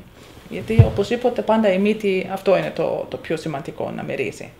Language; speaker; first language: Greek; non-native, fluent; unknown